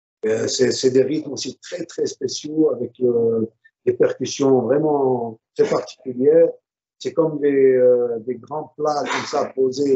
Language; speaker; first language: French; non-native, local second language; Arabic